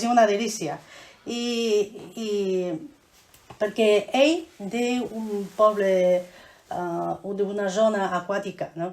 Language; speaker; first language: Catalan; non-native, fluent; Chinese